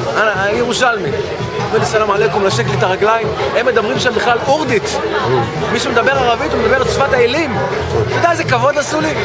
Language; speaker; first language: Hebrew; native; Hebrew